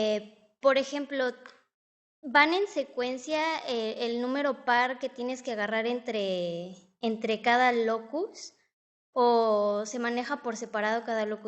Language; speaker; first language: Spanish; native; Spanish